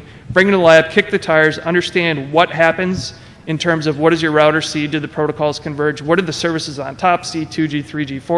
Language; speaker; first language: English; native; English